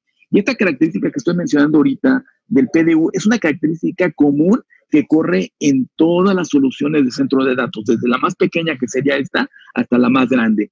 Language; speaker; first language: Spanish; native; Spanish